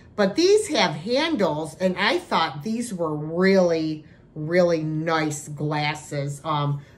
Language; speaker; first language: English; native; English